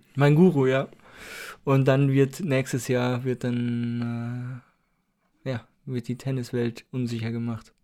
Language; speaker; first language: German; native; German